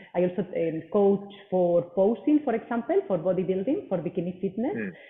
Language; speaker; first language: English; non-native, fluent; Spanish